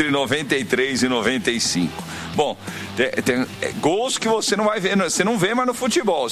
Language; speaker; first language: Portuguese; native; Portuguese